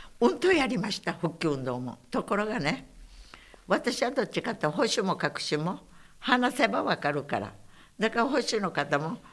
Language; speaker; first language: Japanese; native; Japanese